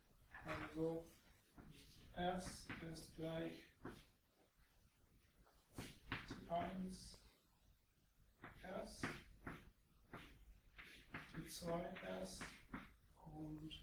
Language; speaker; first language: German; non-native, fluent; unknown